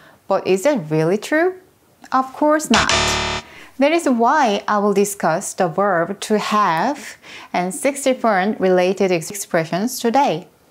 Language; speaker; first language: English; non-native, fluent; Korean